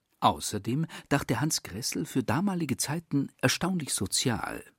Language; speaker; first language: German; native; German